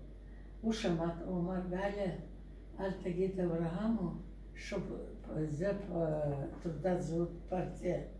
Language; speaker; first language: Hebrew; non-native, learner; Russian